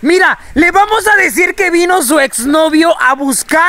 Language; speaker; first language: Spanish; native; Spanish